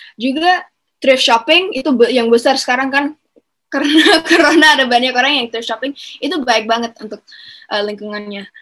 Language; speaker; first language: Indonesian; early bilingual, heritage; Indonesian